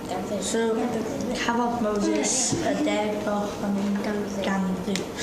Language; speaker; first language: Welsh; non-native, learner; English